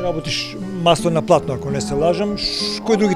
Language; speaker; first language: Macedonian; native; Macedonian